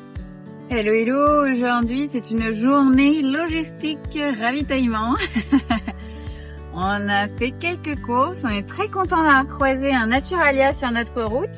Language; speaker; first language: French; native; French